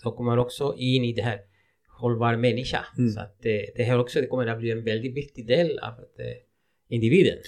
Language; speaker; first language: Swedish; non-native, fluent; Spanish